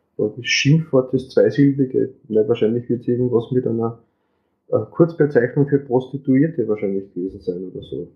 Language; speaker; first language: German; native; German